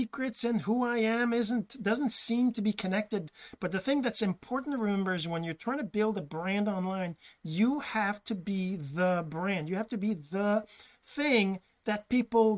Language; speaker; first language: English; early bilingual, other home language; French